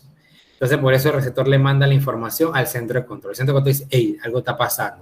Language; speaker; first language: Spanish; native; Spanish